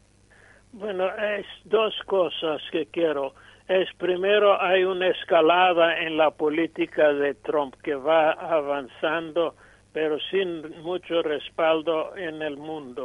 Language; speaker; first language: Spanish; non-native, fluent; English